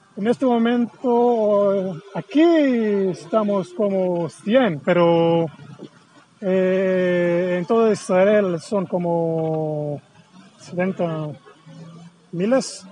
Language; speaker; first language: Spanish; non-native, fluent; Hebrew